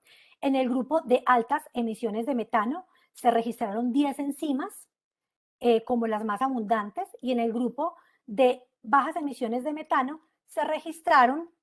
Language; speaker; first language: Spanish; native; Spanish